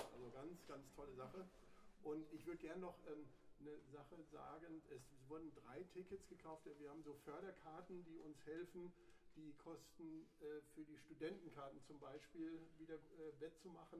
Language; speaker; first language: German; native; German